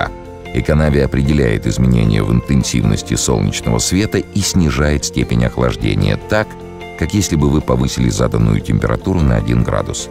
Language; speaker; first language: Russian; native; Russian